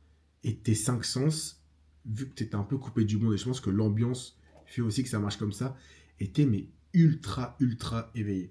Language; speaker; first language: French; native; French